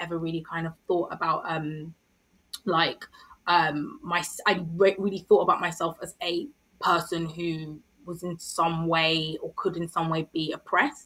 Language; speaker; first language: English; native; English